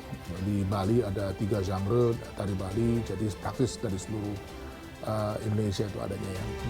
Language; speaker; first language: Indonesian; native; Indonesian